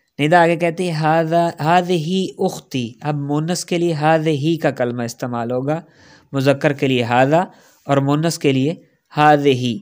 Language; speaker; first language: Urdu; non-native, local second language; Punjabi